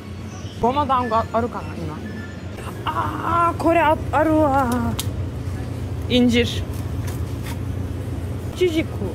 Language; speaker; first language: Japanese; non-native, fluent; Turkish